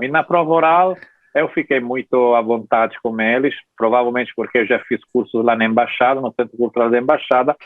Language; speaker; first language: Portuguese; non-native, fluent; Italian